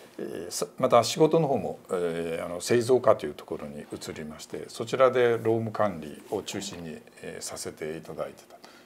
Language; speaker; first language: Japanese; native; Japanese